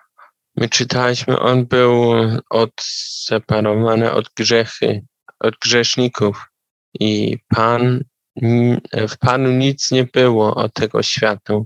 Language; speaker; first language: Polish; non-native, learner; German